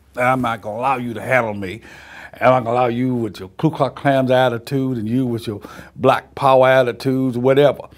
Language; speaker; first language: English; native; English